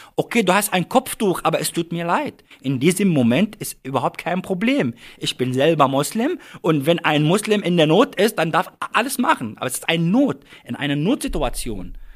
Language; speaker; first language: German; non-native, fluent; Arabic